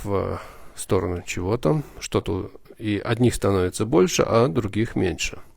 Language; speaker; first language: Russian; native; Russian